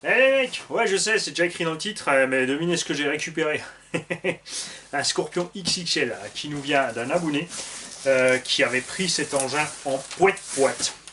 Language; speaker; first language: French; native; French